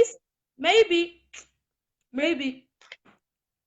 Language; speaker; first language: English; non-native, learner; Somali